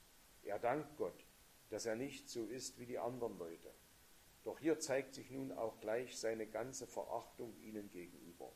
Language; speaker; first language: German; native; German